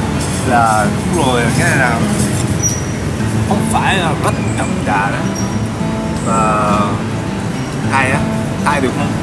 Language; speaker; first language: Vietnamese; non-native, learner; Japanese